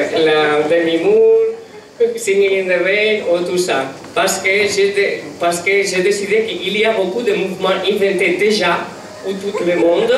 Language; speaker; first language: French; non-native, learner; Catalan